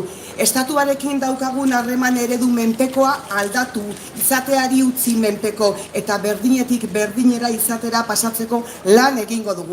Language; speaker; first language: Basque; native; Basque